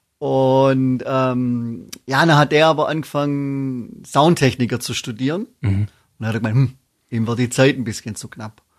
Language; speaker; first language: German; native; German